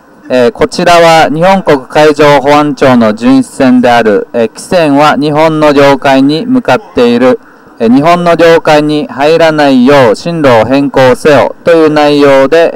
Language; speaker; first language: Japanese; native; Japanese